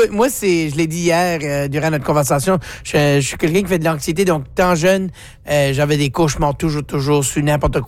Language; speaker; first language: French; native; French